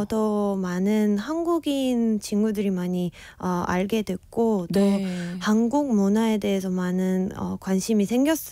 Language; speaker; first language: Korean; non-native, fluent; Spanish